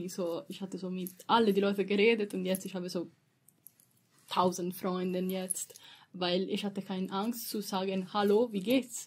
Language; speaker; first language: German; non-native, learner; Italian